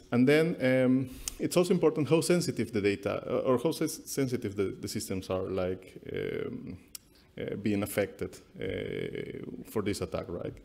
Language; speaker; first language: English; non-native, fluent; Spanish